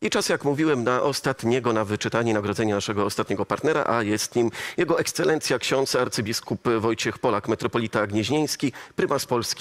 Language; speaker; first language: Polish; native; Polish